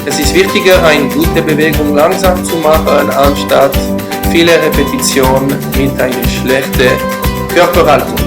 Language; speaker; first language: German; non-native, learner; French